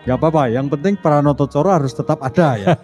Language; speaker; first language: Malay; non-native, local second language; Javanese